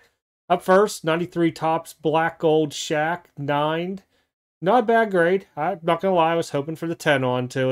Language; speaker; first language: English; native; English